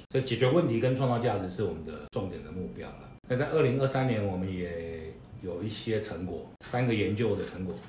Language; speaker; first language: Chinese; native; Chinese